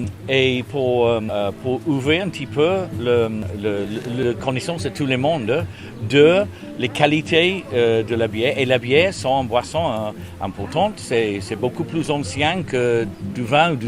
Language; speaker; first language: French; non-native, learner; English